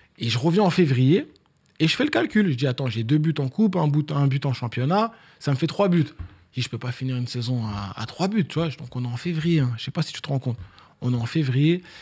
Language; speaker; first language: French; native; French